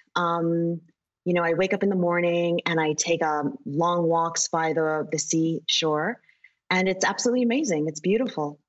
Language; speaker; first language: English; native; English